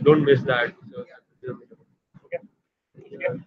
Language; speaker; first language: English; non-native, local second language; Hindi